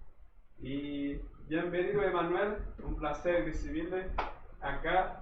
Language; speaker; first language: Spanish; non-native, fluent; Haitian Creole